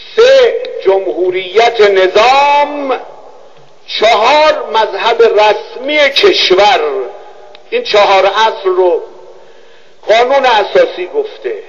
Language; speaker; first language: Persian; native; Persian